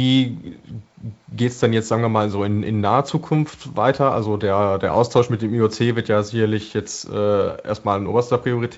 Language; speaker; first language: German; native; German